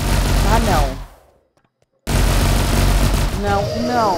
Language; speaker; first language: Spanish; non-native, learner; Portuguese